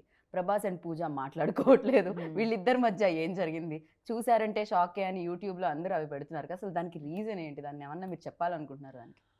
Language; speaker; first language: Telugu; native; Telugu